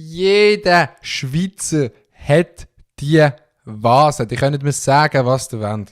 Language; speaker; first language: German; native; German